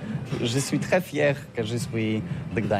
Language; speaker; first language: French; non-native, learner; Polish